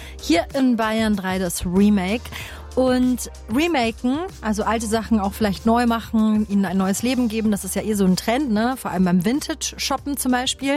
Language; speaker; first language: German; native; German